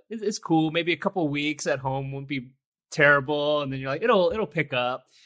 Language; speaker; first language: English; early bilingual, other home language; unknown